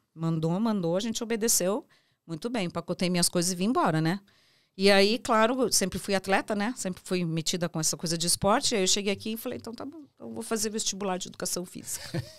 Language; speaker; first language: Portuguese; early bilingual, heritage; Portuguese